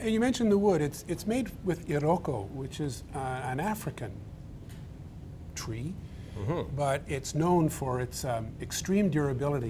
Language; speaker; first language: English; native; English